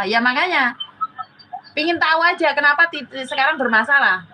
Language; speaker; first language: Indonesian; native; Indonesian